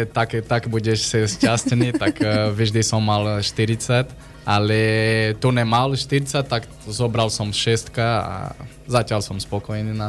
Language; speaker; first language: Slovak; non-native, learner; Portuguese